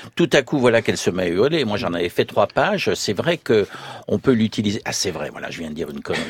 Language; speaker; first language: French; native; French